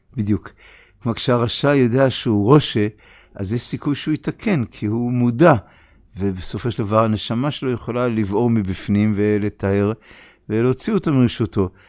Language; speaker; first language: Hebrew; native; Hebrew